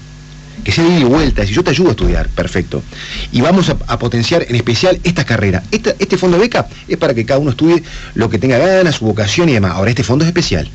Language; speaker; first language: Spanish; native; Spanish